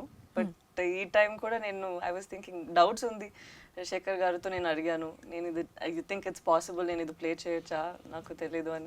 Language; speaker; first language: Telugu; non-native, local second language; Tamil